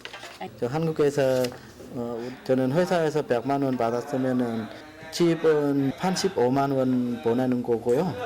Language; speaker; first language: Korean; non-native, learner; Vietnamese